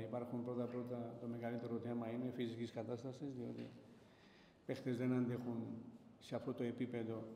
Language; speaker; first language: Greek; non-native, fluent; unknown